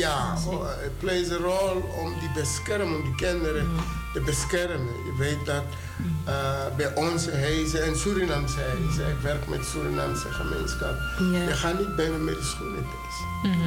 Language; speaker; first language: Dutch; non-native, fluent; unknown